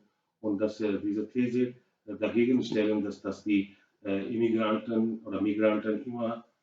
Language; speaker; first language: German; non-native, learner; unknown